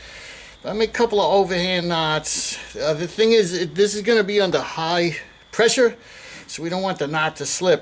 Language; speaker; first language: English; native; English